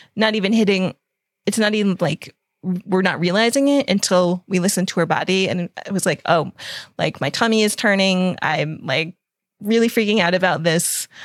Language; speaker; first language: English; native; English